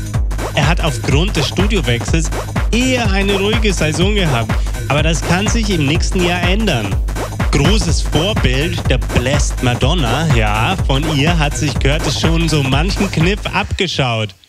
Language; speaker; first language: German; native; German